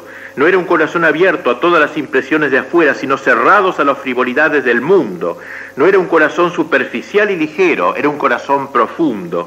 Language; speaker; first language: Spanish; native; Spanish